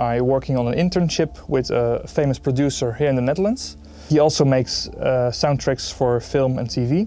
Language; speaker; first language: English; non-native, fluent; Dutch